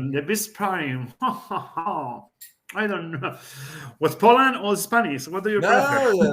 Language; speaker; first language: English; non-native, learner; Spanish